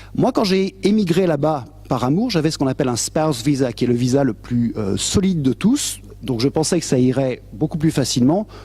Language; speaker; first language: French; native; French